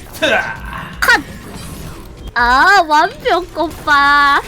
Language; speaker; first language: Korean; non-native, learner; Japanese